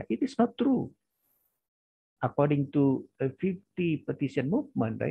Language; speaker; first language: English; non-native, learner; Indonesian